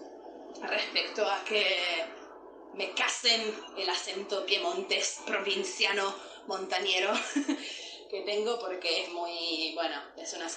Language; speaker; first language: Spanish; non-native, fluent; Italian